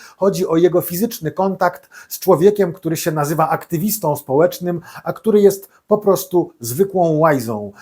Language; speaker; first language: Polish; native; Polish